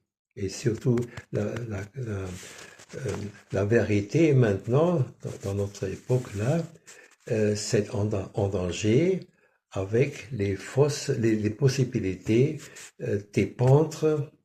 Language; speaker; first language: French; non-native, fluent; German